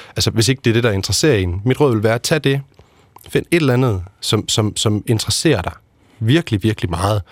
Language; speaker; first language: Danish; native; Danish